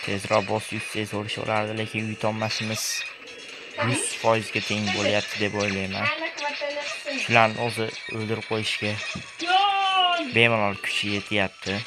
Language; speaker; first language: Turkish; non-native, learner; Uzbek